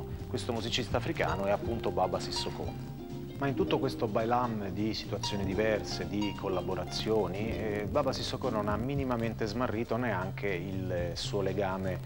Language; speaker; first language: Italian; native; Italian